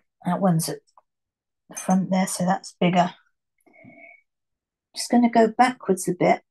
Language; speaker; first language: English; native; English